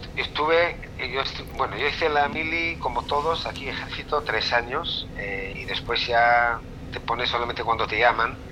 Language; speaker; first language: Spanish; non-native, fluent; Hebrew